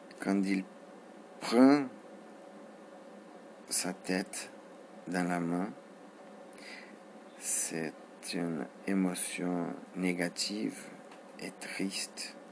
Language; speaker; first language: French; non-native, learner; Portuguese